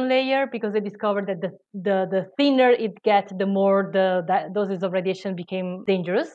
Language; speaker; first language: English; non-native, fluent; Italian